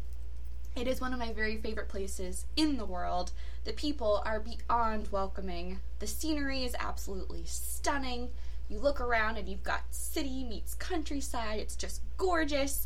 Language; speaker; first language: English; native; English